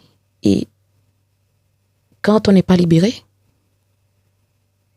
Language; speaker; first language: French; non-native, local second language; Haitian Creole